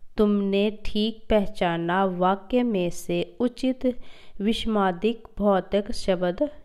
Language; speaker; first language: Hindi; non-native, local second language; Punjabi